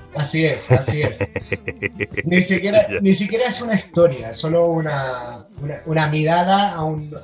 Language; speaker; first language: Spanish; non-native, fluent; English